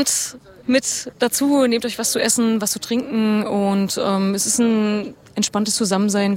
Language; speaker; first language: German; native; German